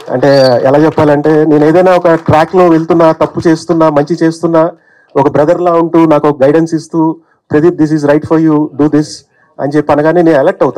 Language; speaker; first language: Telugu; native; Telugu